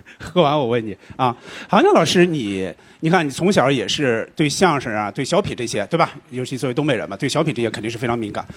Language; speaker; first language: Chinese; native; Chinese